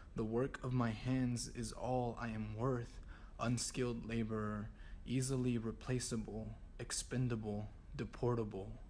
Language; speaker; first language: English; early bilingual, other home language; Spanish